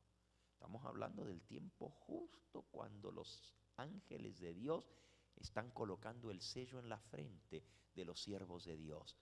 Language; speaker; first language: Spanish; native; Spanish